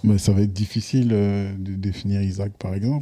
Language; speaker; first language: French; native; French